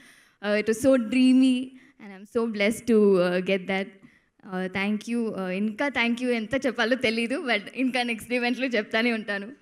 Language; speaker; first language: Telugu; non-native, local second language; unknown